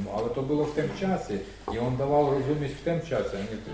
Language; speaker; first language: Polish; non-native, learner; Russian